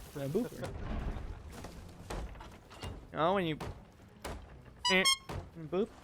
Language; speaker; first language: English; non-native, fluent; Dutch